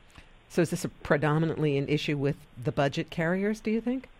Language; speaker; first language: English; native; English